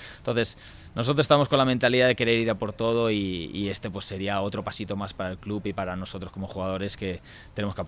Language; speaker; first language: Spanish; native; Spanish